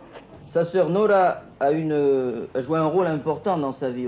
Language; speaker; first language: French; native; French